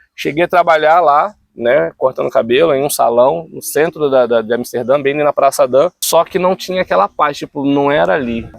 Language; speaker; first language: Portuguese; native; Portuguese